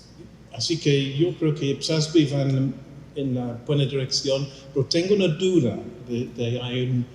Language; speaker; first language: Spanish; non-native, fluent; English